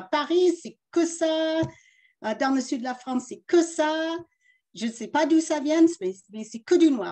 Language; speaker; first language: French; early bilingual, other home language; English